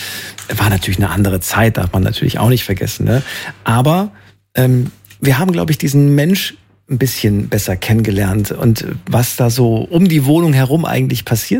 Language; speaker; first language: German; native; German